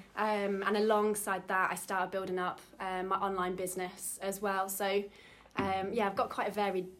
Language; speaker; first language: English; native; English